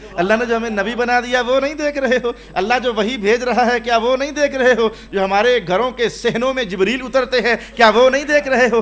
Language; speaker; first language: Urdu; non-native, local second language; Punjabi